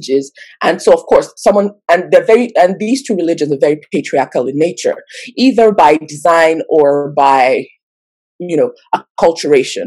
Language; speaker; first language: English; non-native, local second language; Yoruba